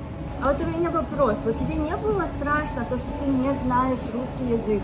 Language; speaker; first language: Russian; native; Russian